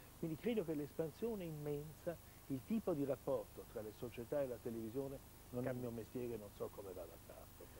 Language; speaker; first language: Italian; native; Italian